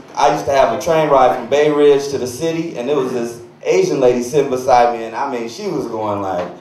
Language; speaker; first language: English; native; English